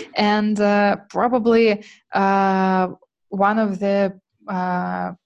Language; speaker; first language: English; non-native, fluent; Russian